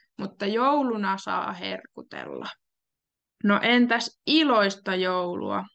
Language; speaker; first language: Finnish; native; Finnish